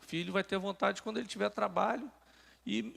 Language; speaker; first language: Portuguese; native; Portuguese